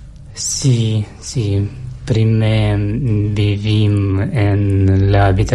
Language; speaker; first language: Catalan; non-native, learner; Russian